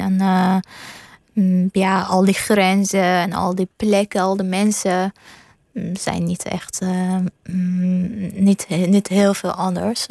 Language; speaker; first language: Dutch; non-native, fluent; Persian